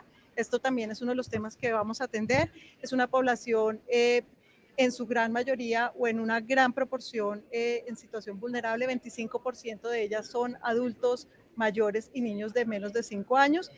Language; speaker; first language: Spanish; native; Spanish